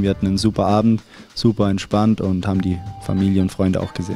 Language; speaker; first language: German; native; German